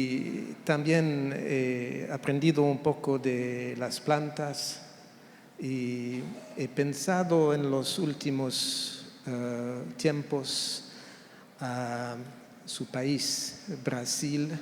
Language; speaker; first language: Spanish; non-native, fluent; French